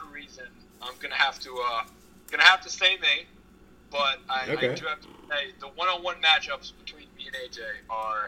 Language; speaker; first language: English; native; English